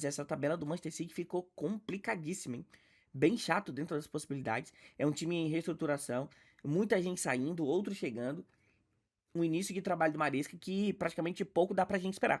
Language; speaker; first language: Portuguese; native; Portuguese